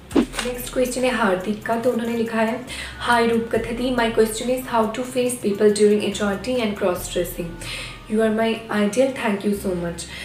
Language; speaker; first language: Hindi; non-native, local second language; Bangla